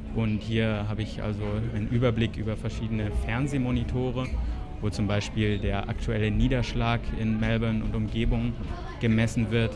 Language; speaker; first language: German; native; German